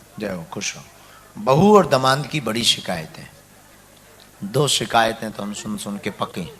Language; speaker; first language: Hindi; native; Hindi